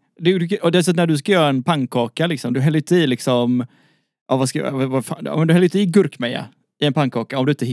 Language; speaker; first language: Swedish; native; Swedish